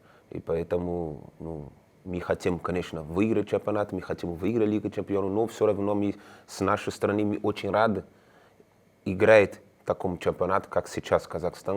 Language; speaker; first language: Russian; non-native, learner; Spanish